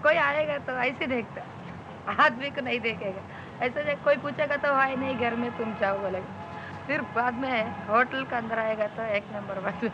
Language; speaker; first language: Hindi; non-native, local second language; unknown